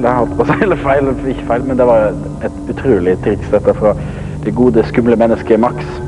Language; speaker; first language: Norwegian; native; Norwegian